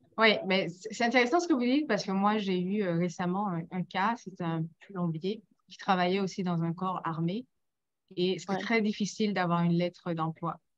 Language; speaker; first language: French; native; French